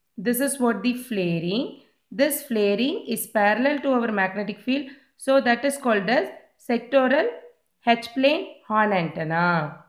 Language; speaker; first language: English; non-native, local second language; Tamil